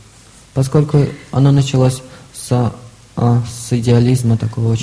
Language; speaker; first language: Russian; native; Russian